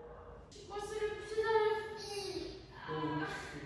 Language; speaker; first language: French; native; French